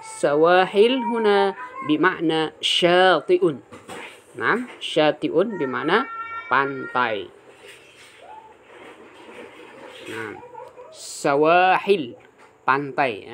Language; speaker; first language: Arabic; non-native, fluent; Indonesian